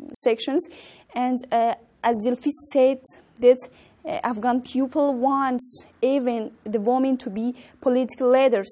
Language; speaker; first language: English; non-native, learner; Persian